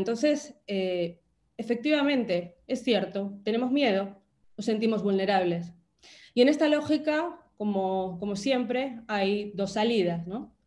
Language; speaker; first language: Spanish; native; Spanish